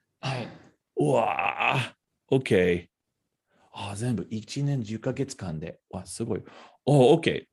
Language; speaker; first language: Japanese; non-native, fluent; English